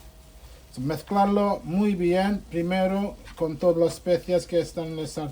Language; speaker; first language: Spanish; non-native, fluent; Bangla